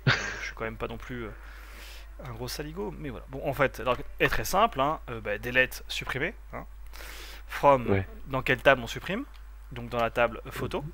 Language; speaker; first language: French; native; French